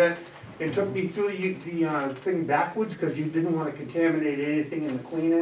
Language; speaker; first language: English; native; English